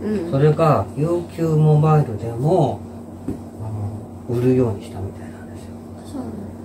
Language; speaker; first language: Japanese; native; Japanese